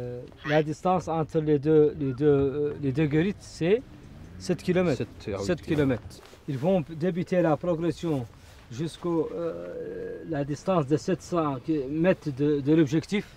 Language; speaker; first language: French; non-native, local second language; Arabic